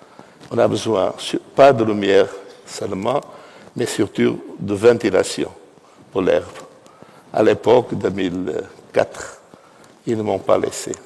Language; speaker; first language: French; non-native, fluent; Portuguese